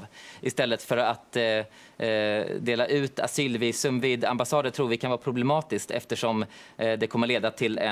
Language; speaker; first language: Swedish; native; Swedish